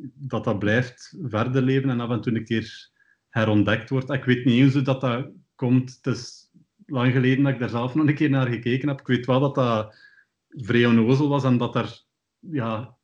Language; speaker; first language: Dutch; native; Dutch